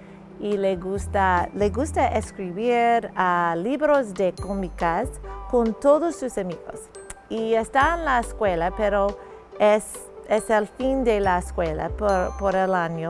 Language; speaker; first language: Spanish; non-native, fluent; English